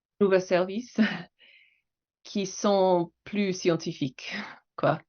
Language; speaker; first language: French; non-native, fluent; English